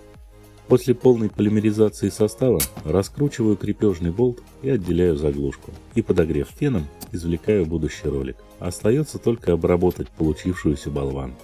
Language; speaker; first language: Russian; native; Russian